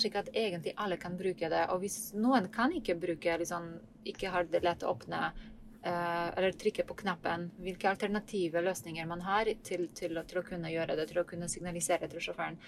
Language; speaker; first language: Norwegian; non-native, fluent; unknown